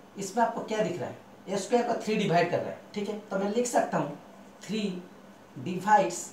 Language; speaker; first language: Hindi; non-native, local second language; Bangla